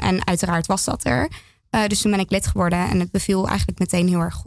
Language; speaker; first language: Dutch; native; Dutch